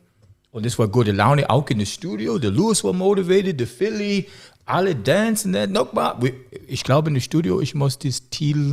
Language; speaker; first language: German; non-native, learner; English